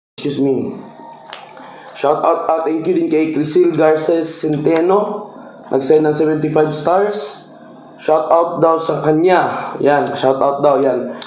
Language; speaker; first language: Filipino; non-native, local second language; Cebuano